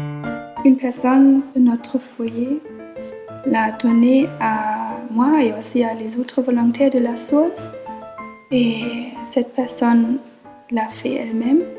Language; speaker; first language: French; non-native, fluent; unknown